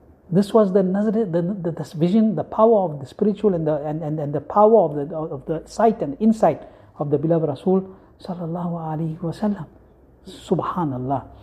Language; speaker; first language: English; native; English